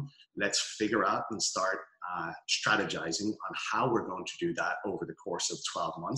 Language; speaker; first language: English; native; English